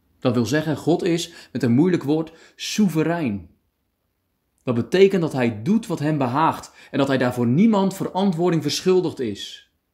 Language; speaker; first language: Dutch; native; Dutch